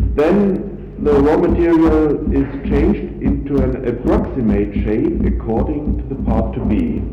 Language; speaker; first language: English; non-native, fluent; German